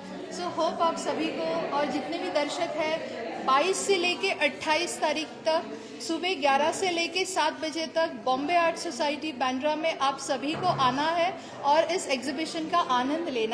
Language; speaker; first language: Hindi; native; Hindi